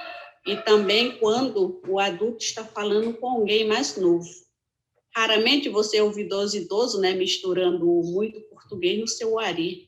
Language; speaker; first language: Portuguese; non-native, local second language; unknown